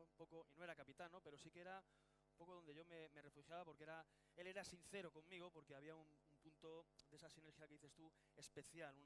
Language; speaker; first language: Spanish; native; Spanish